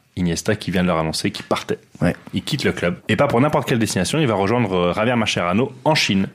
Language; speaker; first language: French; native; French